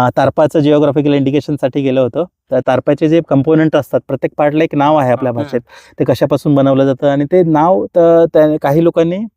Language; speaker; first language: Marathi; non-native, local second language; Kukna